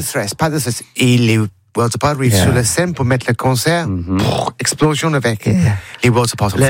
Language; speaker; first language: French; non-native, learner; English